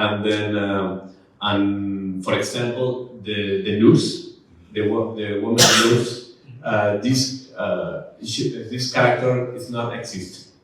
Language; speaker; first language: English; non-native, learner; Spanish